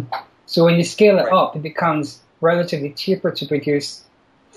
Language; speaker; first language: English; native; English